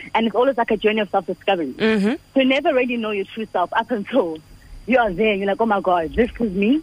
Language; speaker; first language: English; non-native, local second language; Xhosa